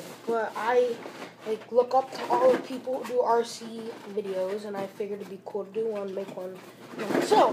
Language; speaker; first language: English; native; English